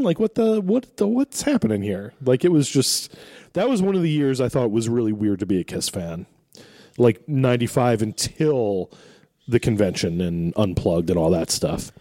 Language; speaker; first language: English; native; English